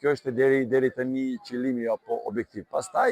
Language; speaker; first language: Albanian; non-native, learner; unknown